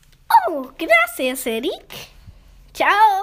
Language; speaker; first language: Spanish; early bilingual, heritage; Spanish